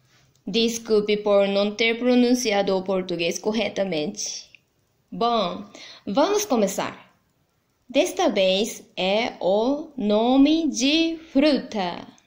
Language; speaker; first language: Portuguese; non-native, learner; Japanese